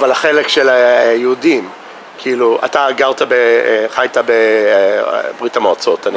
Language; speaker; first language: Hebrew; non-native, fluent; English